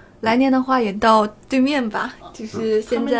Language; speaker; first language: Chinese; native; Chinese